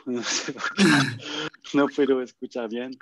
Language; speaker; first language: Spanish; non-native, learner; French